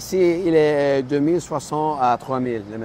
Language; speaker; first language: French; non-native, learner; Spanish